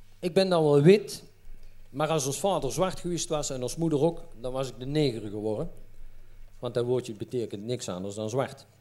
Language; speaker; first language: Dutch; native; Dutch